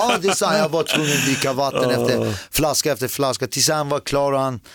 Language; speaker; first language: Swedish; early bilingual, other home language; Persian